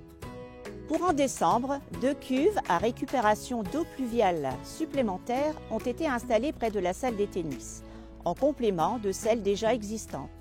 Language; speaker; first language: French; native; French